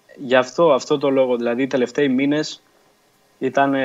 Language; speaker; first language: Greek; early bilingual, other home language; Portuguese